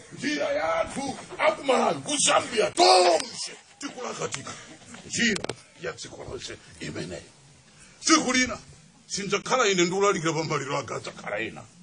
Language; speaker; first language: Nyanja; native; Nyanja